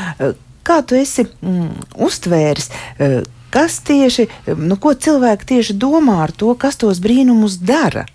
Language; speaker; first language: Latvian; native; Latvian